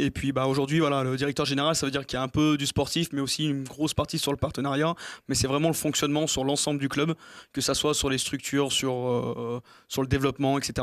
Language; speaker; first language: French; native; French